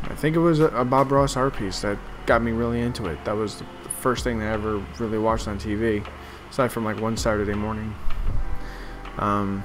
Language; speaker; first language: English; native; English